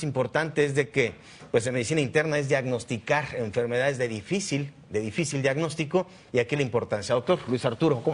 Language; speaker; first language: Spanish; native; Spanish